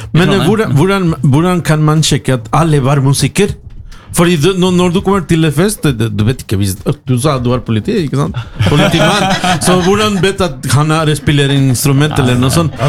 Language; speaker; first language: Norwegian; non-native, learner; Spanish